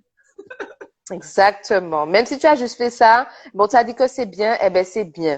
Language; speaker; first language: French; native; French